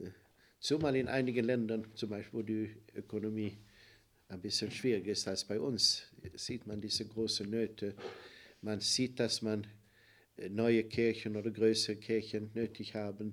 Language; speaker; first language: German; non-native, fluent; Swedish